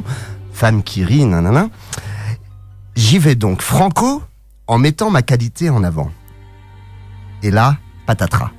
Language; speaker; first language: French; native; French